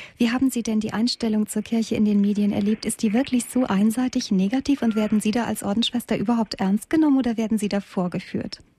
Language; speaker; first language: German; native; German